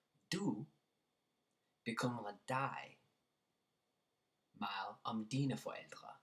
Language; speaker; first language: Danish; non-native, learner; English